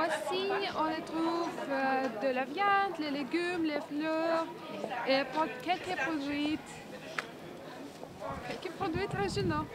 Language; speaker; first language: French; non-native, learner; German